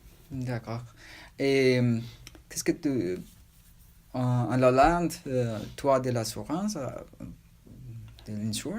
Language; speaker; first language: French; non-native, learner; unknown